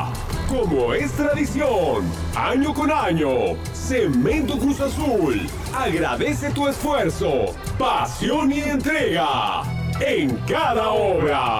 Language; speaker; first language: Spanish; native; Spanish